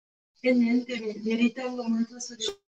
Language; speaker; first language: Italian; native; Italian